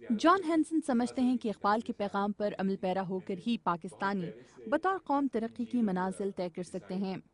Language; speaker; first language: Urdu; native; Urdu